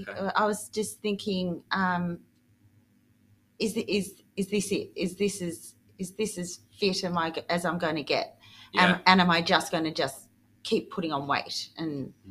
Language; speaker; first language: English; native; English